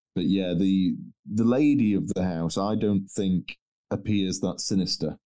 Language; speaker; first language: English; native; English